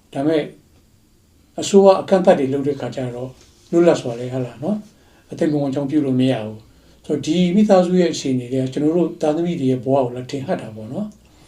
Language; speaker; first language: Burmese; native; Burmese